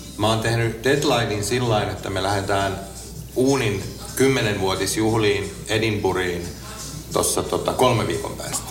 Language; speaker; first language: Finnish; native; Finnish